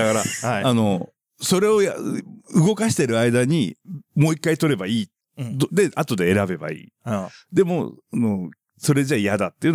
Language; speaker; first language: Japanese; native; Japanese